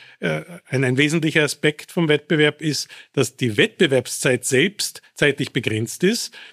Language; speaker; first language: German; early bilingual, other home language; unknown